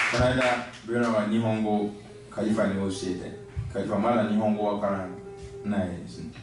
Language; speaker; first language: Japanese; non-native, fluent; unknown